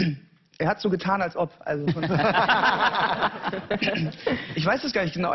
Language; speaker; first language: German; native; German